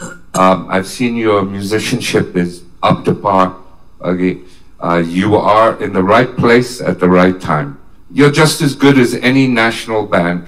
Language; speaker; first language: English; non-native, fluent; Nepali